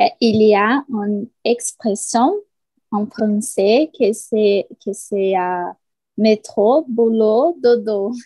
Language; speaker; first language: French; non-native, learner; Portuguese